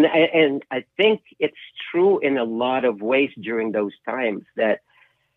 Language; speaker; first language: English; non-native, local second language; Filipino